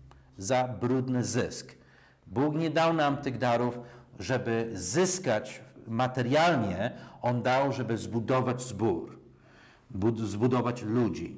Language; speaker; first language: Polish; non-native, fluent; English